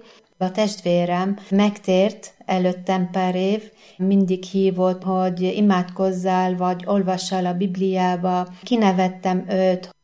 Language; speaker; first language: Hungarian; non-native, fluent; Arabic